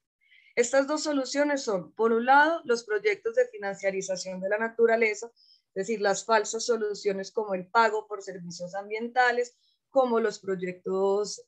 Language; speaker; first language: Spanish; native; Spanish